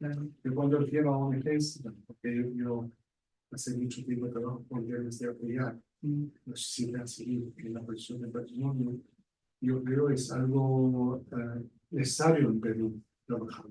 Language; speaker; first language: Spanish; non-native, fluent; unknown